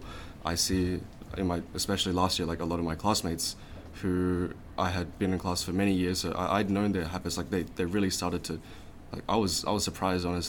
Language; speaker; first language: English; early bilingual, other home language; Chinese